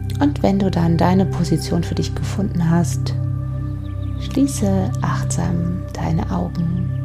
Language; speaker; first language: German; native; German